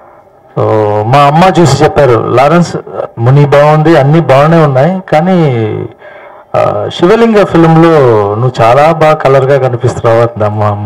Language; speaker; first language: Telugu; non-native, fluent; Tamil